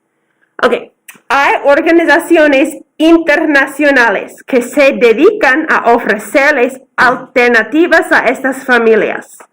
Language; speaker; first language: Spanish; non-native, fluent; English